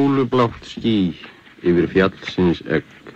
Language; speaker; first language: Icelandic; native; Icelandic